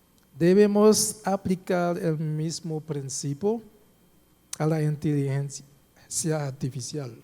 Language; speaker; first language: Spanish; non-native, fluent; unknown